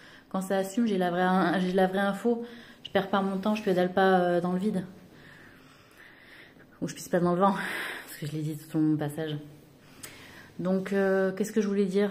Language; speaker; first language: French; native; French